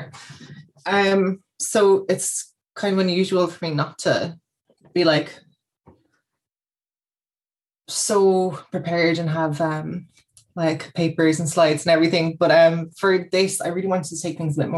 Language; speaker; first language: English; native; English